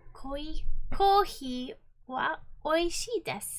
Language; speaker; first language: Japanese; non-native, learner; English